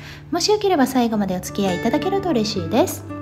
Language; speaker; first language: Japanese; native; Japanese